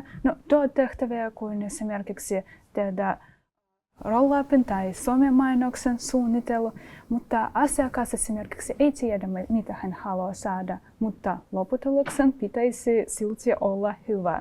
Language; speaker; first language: Finnish; non-native, fluent; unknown